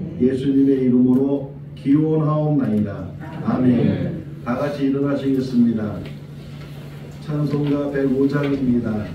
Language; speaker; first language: Korean; native; Korean